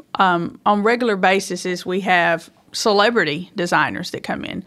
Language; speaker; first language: English; native; English